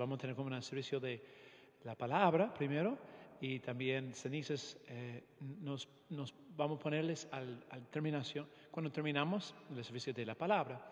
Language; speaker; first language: Spanish; non-native, fluent; English